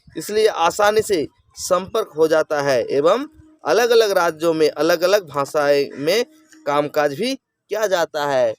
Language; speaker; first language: Hindi; native; Hindi